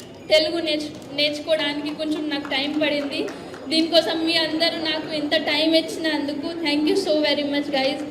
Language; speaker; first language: Telugu; non-native, learner; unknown